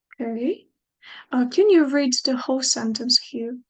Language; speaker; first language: English; non-native, fluent; Ukrainian